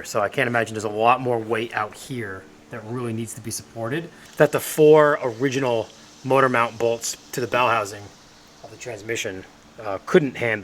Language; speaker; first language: English; native; English